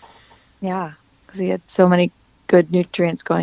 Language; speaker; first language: English; native; English